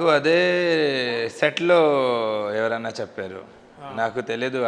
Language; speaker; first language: Telugu; non-native, local second language; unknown